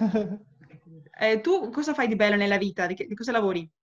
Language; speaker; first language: Italian; non-native, fluent; Spanish